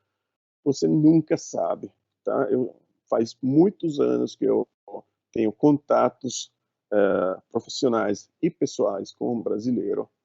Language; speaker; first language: Portuguese; non-native, fluent; Italian